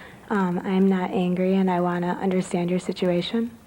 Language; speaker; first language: English; native; English